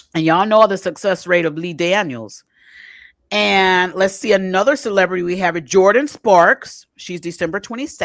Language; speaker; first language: English; native; English